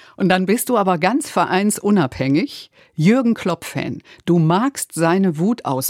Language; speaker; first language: German; native; German